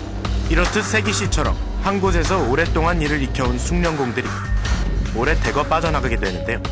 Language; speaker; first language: Korean; native; Korean